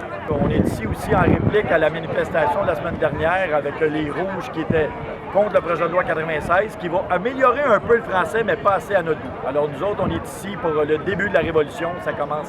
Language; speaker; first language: French; native; French